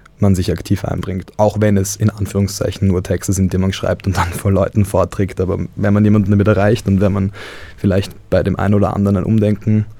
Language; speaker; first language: German; native; German